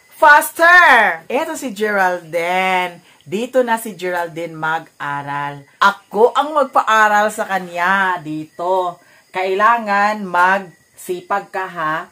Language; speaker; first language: Filipino; non-native, local second language; Cebuano